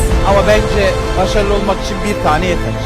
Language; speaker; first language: Turkish; native; Turkish